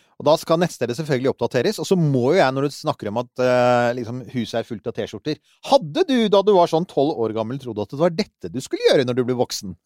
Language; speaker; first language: Norwegian; native; Norwegian